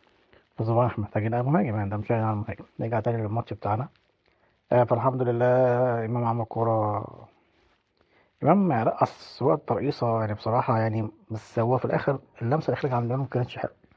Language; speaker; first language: Arabic; native; Arabic